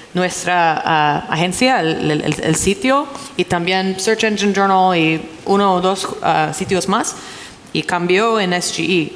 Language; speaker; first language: Spanish; non-native, fluent; English